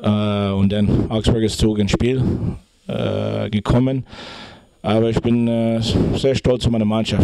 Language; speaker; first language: German; non-native, fluent; French